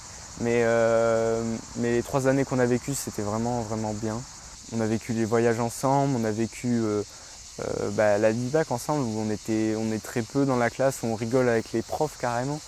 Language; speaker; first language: French; native; French